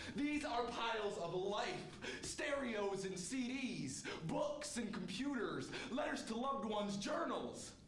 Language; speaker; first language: English; native; English